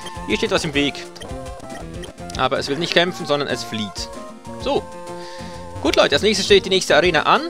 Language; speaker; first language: German; native; German